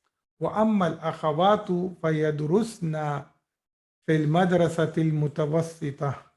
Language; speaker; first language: Arabic; non-native, fluent; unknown